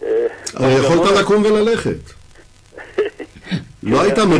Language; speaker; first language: Hebrew; native; Hebrew